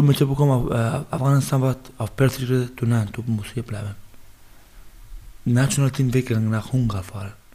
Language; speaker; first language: German; non-native, learner; Baluchi